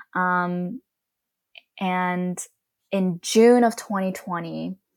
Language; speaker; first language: English; native; English